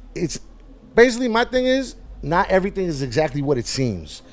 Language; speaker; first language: English; native; English